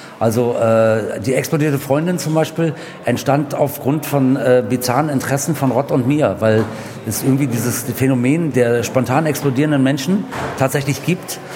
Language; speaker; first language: German; native; German